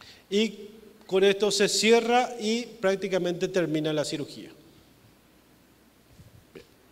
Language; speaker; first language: Spanish; native; Spanish